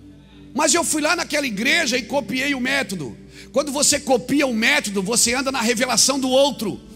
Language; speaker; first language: Portuguese; native; Portuguese